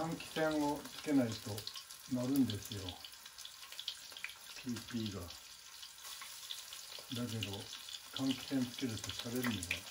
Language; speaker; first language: Japanese; native; Japanese